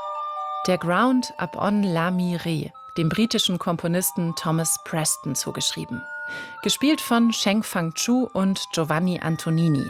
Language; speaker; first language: German; native; German